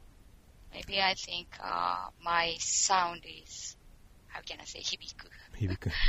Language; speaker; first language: English; non-native, learner; Japanese